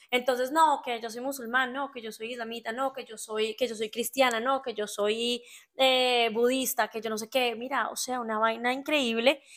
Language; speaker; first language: Spanish; native; Spanish